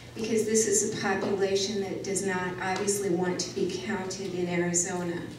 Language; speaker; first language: English; native; English